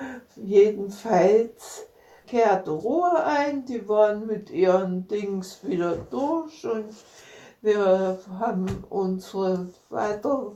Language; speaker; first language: German; native; German